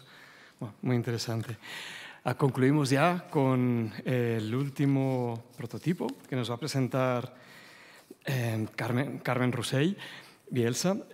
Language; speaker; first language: Spanish; native; Spanish